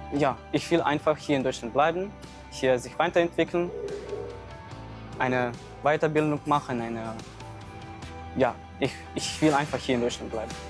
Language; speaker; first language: German; non-native, fluent; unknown